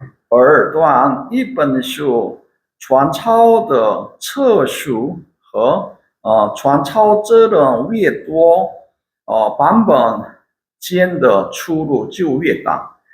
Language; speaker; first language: Chinese; non-native, fluent; Korean